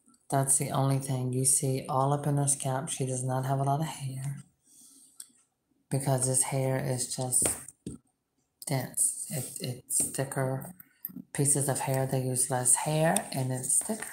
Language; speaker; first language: English; early bilingual, other home language; Spanish